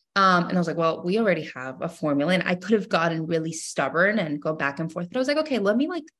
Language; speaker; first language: English; non-native, fluent; Spanish